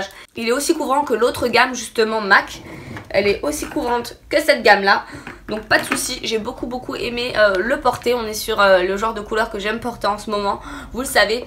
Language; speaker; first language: French; native; French